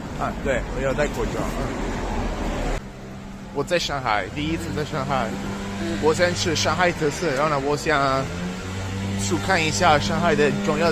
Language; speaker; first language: Chinese; non-native, fluent; Italian